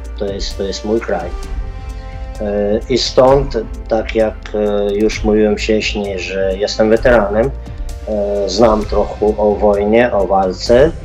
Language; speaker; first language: Polish; non-native, fluent; Ukrainian